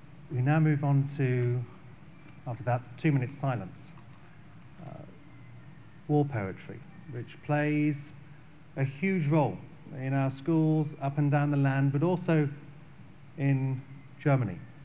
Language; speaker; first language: English; native; English